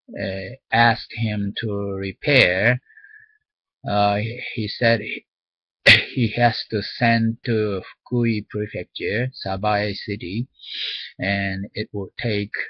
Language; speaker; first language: English; non-native, learner; Japanese